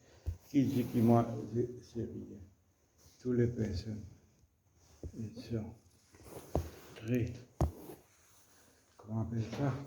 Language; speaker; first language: French; non-native, local second language; Morisyen